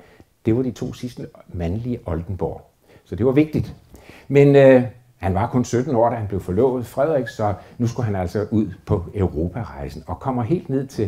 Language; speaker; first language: Danish; native; Danish